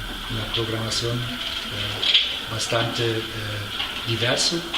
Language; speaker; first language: Spanish; non-native, fluent; German